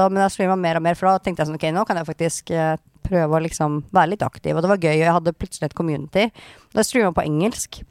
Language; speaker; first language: Norwegian; native; Norwegian